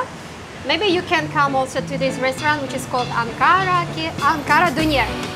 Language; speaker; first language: English; non-native, fluent; Kazakh